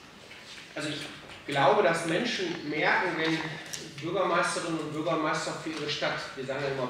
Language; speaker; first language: German; native; German